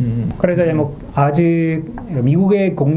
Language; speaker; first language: Korean; non-native, learner; English